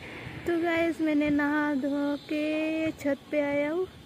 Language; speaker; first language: Hindi; non-native, local second language; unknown